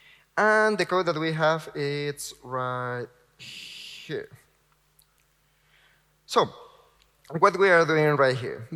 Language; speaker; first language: English; non-native, fluent; Spanish